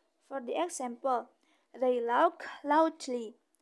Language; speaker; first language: English; non-native, learner; Indonesian